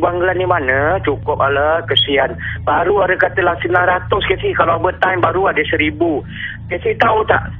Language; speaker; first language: Malay; native; Malay